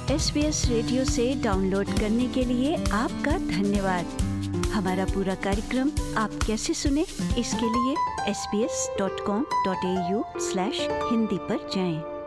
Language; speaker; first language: Hindi; native; Hindi